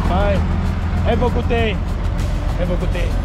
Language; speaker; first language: English; non-native, learner; Korean